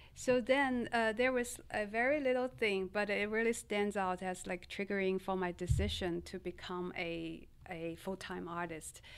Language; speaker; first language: English; non-native, fluent; Chinese